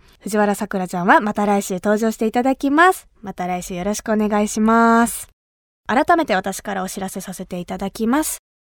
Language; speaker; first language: Japanese; native; Japanese